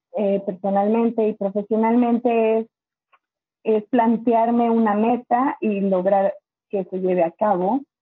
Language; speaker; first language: Spanish; native; Spanish